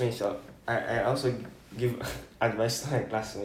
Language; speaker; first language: English; non-native, local second language; Filipino